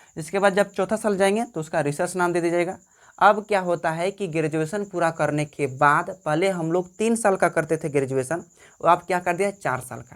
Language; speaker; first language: Hindi; native; Hindi